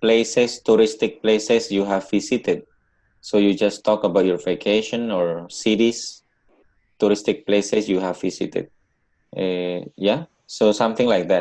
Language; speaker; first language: English; non-native, learner; Indonesian